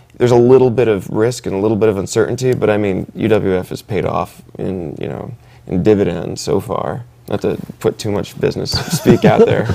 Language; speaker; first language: English; native; English